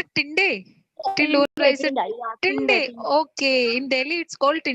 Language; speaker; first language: English; non-native, learner; Hindi